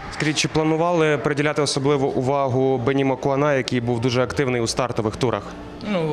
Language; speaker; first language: Ukrainian; native; Ukrainian